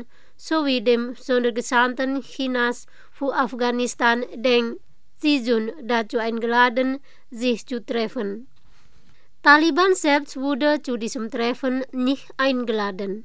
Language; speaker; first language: German; non-native, fluent; Indonesian